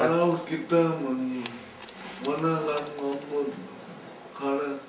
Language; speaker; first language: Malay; non-native, local second language; Chinese